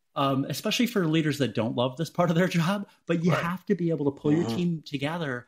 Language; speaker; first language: English; native; English